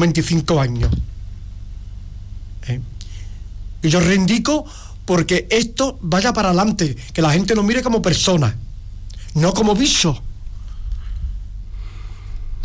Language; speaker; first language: Spanish; native; Spanish